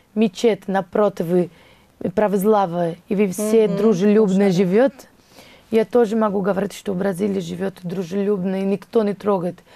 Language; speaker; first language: Russian; non-native, fluent; Portuguese